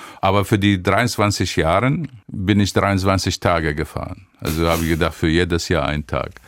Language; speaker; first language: German; non-native, fluent; Arabic